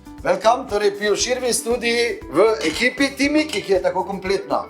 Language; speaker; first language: Slovenian; native; Slovenian